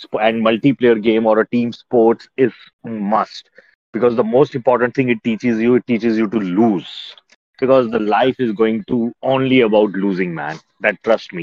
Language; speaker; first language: English; non-native, local second language; Hindi